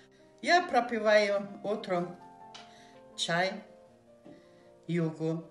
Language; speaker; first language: Russian; non-native, local second language; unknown